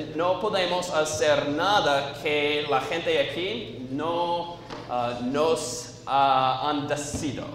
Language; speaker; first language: Spanish; non-native, learner; English